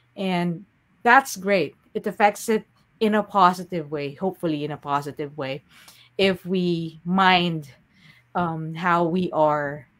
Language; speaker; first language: English; non-native, local second language; Filipino